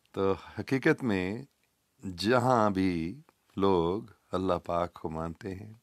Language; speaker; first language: Urdu; non-native, local second language; English